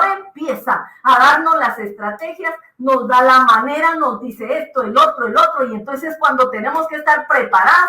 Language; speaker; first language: Spanish; native; Spanish